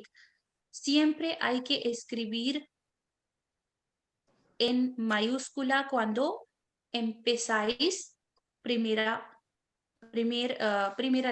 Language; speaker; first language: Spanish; non-native, fluent; Hindi